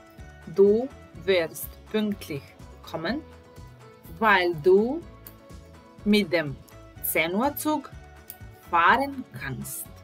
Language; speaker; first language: German; non-native, fluent; Serbian